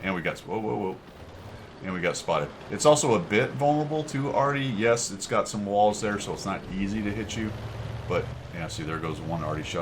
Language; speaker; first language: English; native; English